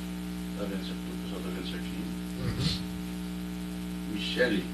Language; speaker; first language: Portuguese; native; Portuguese